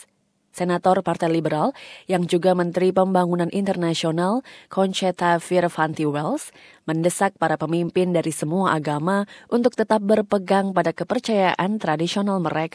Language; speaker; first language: Indonesian; native; Indonesian